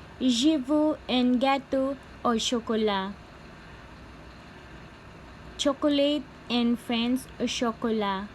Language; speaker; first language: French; non-native, learner; Cebuano